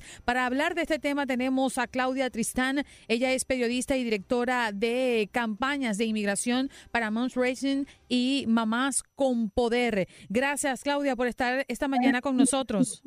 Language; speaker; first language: Spanish; native; Spanish